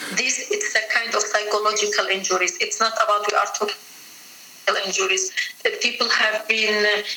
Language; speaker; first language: English; non-native, fluent; Arabic